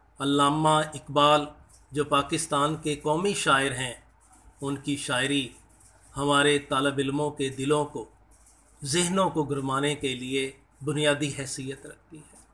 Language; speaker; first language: Urdu; non-native, local second language; Punjabi